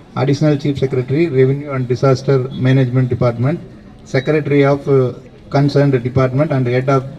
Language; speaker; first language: English; non-native, local second language; Tamil